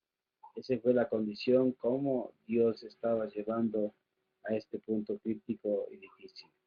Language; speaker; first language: Spanish; native; Spanish